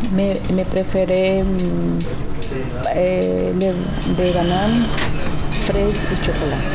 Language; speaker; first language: French; non-native, learner; Spanish